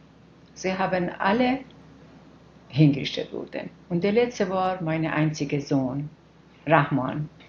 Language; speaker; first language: German; non-native, fluent; Persian